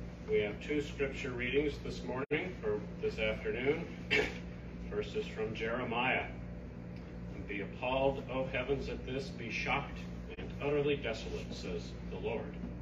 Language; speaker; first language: English; native; English